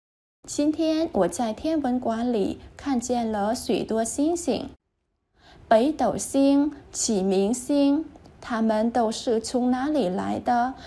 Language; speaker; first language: Chinese; non-native, learner; Vietnamese